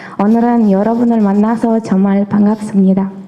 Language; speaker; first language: Korean; non-native, learner; Uzbek